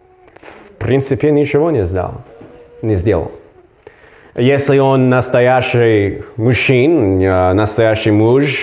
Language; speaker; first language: Russian; non-native, learner; English